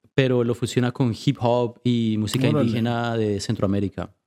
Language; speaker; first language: Spanish; native; Spanish